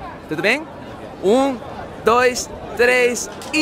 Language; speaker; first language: Portuguese; non-native, learner; Japanese